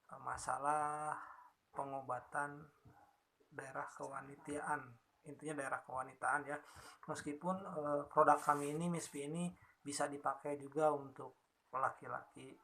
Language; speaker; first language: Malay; non-native, local second language; Sundanese